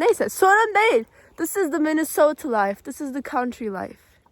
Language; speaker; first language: English; non-native, fluent; Turkish